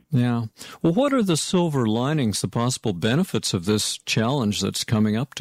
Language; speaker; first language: English; native; English